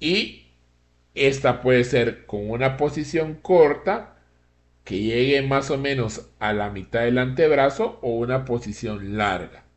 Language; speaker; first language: Spanish; native; Spanish